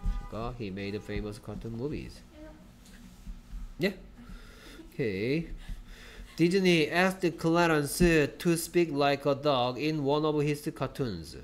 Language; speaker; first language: English; non-native, fluent; Korean